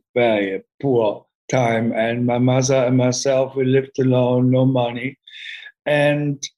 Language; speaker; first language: English; non-native, fluent; German